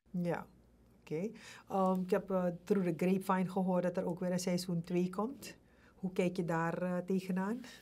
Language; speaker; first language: Dutch; native; Dutch